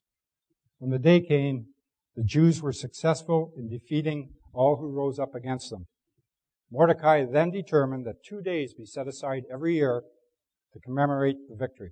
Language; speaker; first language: English; native; English